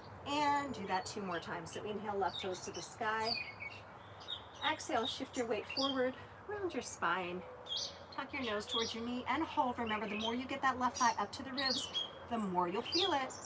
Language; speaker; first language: English; native; English